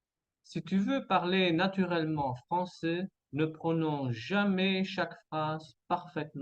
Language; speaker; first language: French; non-native, fluent; Spanish